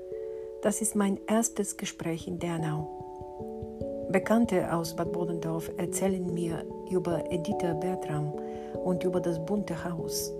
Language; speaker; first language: German; non-native, fluent; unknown